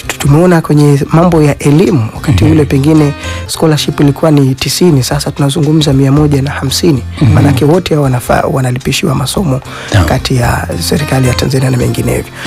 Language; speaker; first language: Swahili; native; Swahili